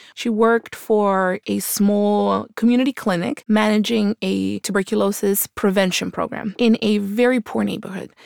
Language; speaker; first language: English; early bilingual, other home language; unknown